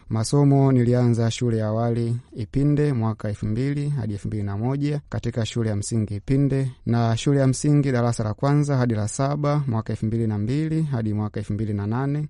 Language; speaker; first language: Swahili; native; Swahili